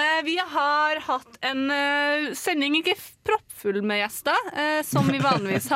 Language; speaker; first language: Norwegian; native; Norwegian